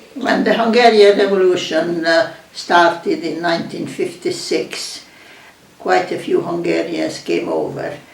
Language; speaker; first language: English; non-native, fluent; Hungarian